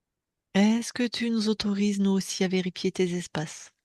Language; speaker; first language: French; native; French